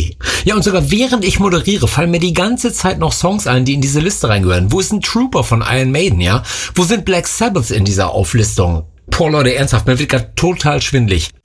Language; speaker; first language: German; native; German